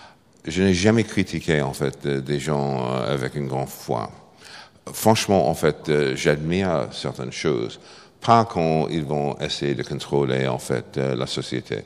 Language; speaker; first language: French; non-native, fluent; English